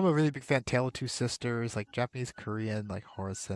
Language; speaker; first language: English; native; English